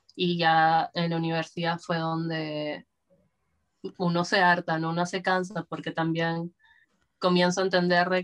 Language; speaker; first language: Spanish; native; Spanish